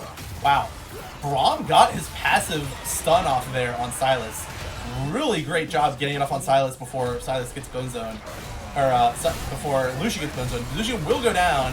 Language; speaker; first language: English; native; English